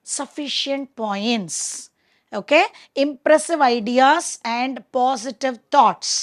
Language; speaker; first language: English; non-native, local second language; Tamil